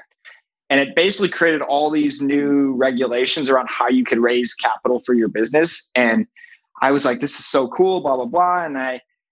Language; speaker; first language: English; native; English